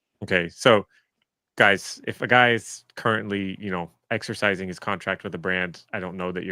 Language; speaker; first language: English; native; English